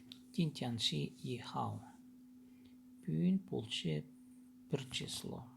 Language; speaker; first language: Chinese; non-native, learner; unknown